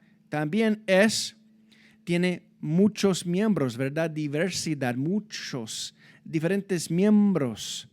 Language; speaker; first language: Spanish; non-native, fluent; English